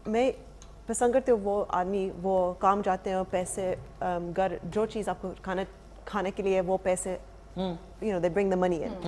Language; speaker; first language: Urdu; non-native, fluent; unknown